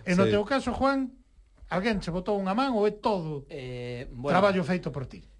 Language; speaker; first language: Galician; native; Galician